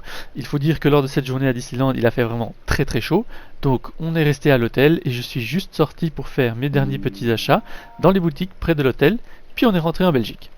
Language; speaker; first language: French; native; French